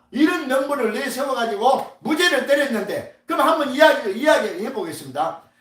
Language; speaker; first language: Korean; native; Korean